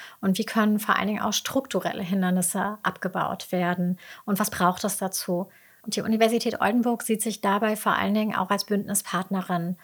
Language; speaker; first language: German; native; German